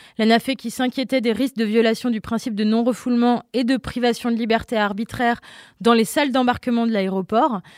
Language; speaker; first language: French; native; French